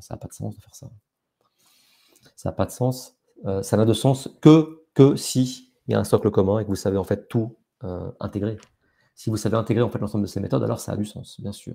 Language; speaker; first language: French; native; French